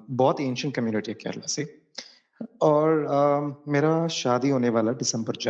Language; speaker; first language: Hindi; non-native, local second language; Malayalam